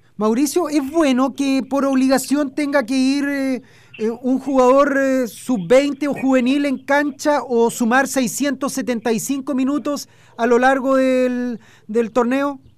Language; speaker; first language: Spanish; native; Spanish